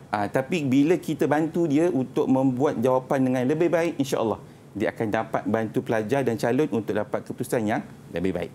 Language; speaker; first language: Malay; native; Malay